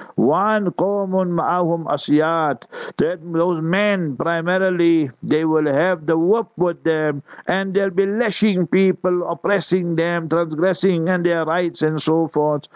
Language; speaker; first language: English; native; English